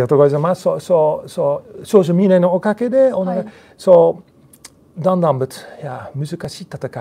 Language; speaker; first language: Japanese; non-native, learner; Dutch